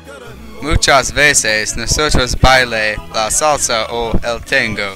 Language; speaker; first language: Spanish; non-native, learner; English